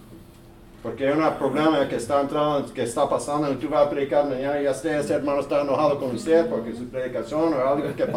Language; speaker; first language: Spanish; early bilingual, heritage; English